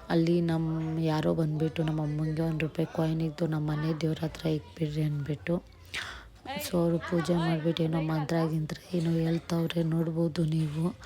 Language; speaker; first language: Kannada; non-native, local second language; Nepali